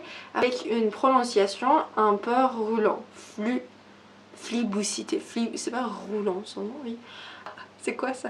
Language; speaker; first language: French; non-native, learner; Persian